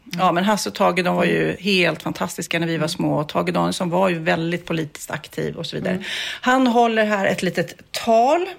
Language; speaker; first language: Swedish; native; Swedish